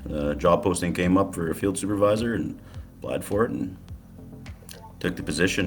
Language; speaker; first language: English; native; English